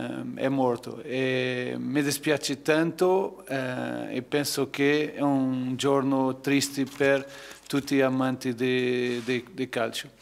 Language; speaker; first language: Italian; non-native, fluent; Portuguese